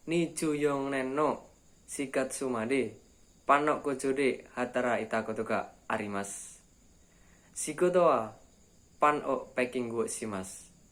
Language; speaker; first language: Japanese; non-native, learner; Indonesian